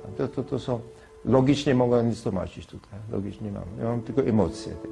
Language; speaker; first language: Polish; non-native, learner; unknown